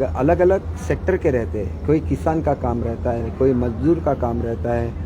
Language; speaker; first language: Hindi; non-native, local second language; Marathi